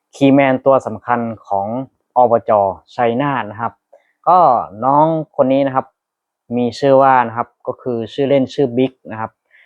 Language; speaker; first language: Thai; native; Thai